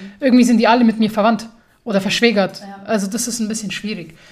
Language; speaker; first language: German; early bilingual, other home language; Persian